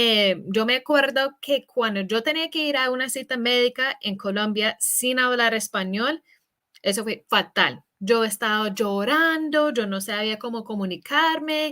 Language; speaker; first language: Spanish; non-native, fluent; English